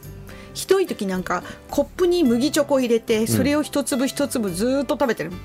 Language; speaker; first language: Japanese; native; Japanese